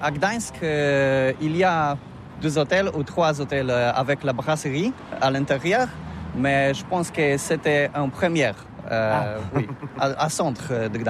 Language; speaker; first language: French; non-native, learner; Polish